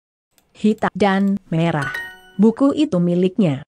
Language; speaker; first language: Indonesian; non-native, learner; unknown